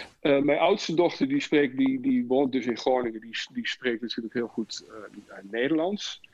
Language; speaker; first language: Dutch; native; Dutch